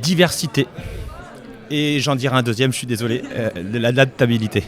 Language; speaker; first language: French; native; French